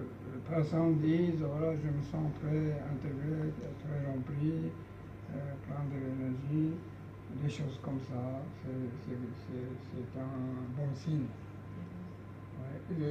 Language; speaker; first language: French; non-native, learner; Japanese